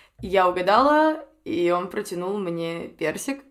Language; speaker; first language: Russian; native; Russian